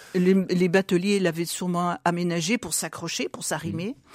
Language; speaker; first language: French; native; French